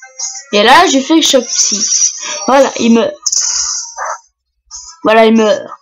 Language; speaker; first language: French; native; French